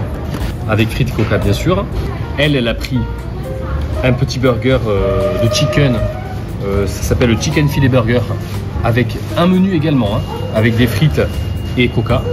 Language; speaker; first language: French; native; French